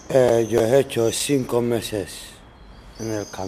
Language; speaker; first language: Spanish; non-native, learner; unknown